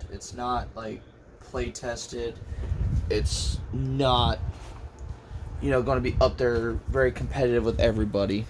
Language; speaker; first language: English; native; English